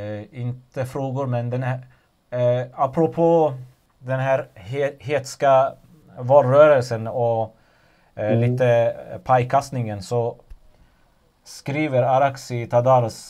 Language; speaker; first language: Swedish; non-native, fluent; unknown